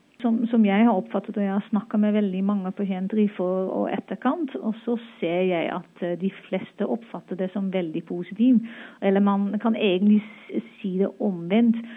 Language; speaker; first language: Norwegian; non-native, fluent; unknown